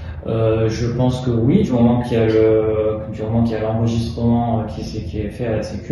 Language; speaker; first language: French; native; French